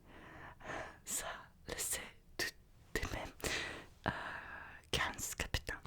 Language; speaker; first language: French; non-native, learner; Russian